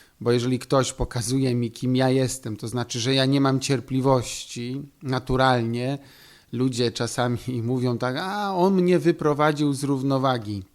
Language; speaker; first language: Polish; native; Polish